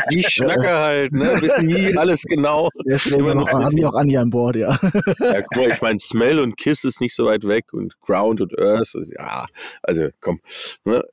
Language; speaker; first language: German; early bilingual, other home language; English